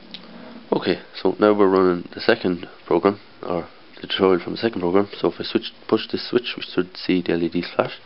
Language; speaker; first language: English; native; English